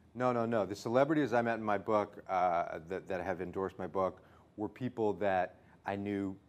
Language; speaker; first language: English; native; English